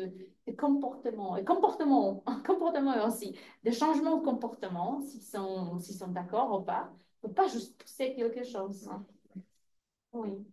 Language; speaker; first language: French; non-native, fluent; Polish